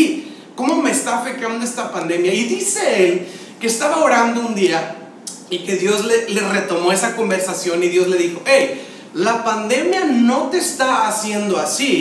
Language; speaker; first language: Spanish; native; Spanish